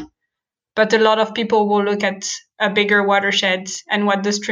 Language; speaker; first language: English; non-native, fluent; French